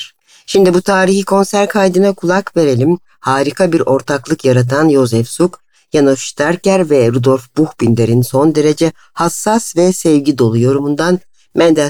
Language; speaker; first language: Turkish; native; Turkish